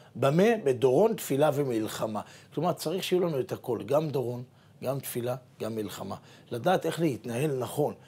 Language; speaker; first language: Hebrew; native; Hebrew